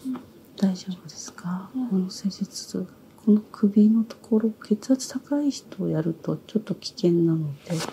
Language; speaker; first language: Japanese; native; Japanese